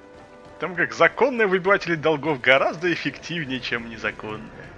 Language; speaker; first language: Russian; native; Russian